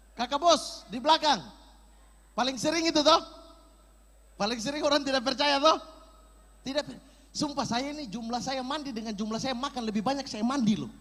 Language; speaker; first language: Indonesian; native; Indonesian